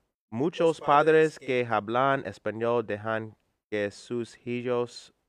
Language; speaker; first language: Spanish; non-native, learner; English